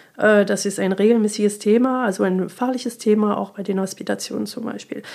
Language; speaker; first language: German; non-native, fluent; French